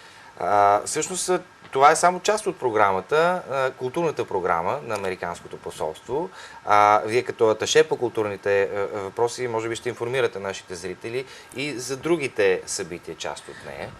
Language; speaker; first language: Bulgarian; native; Bulgarian